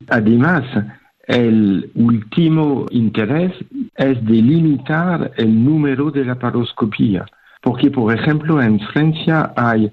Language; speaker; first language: Spanish; non-native, fluent; French